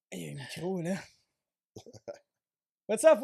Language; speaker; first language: French; native; French